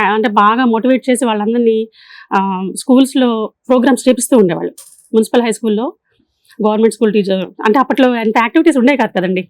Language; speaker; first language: Telugu; native; Telugu